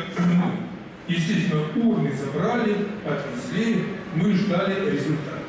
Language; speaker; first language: Russian; native; Russian